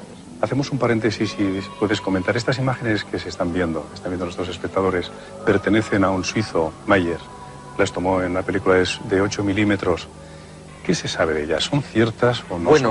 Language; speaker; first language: Spanish; native; Spanish